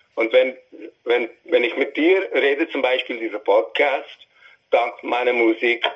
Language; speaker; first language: German; non-native, fluent; English